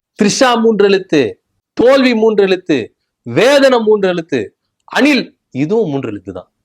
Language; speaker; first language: Tamil; native; Tamil